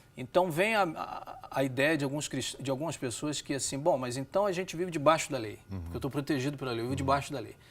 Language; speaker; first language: Portuguese; native; Portuguese